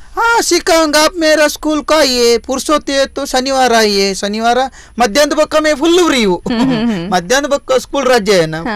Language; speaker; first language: Hindi; non-native, local second language; Tulu